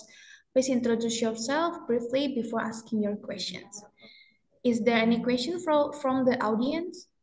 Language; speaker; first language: English; non-native, fluent; Indonesian